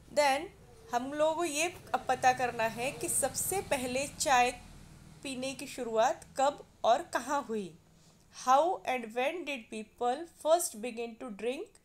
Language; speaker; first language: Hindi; non-native, local second language; Marathi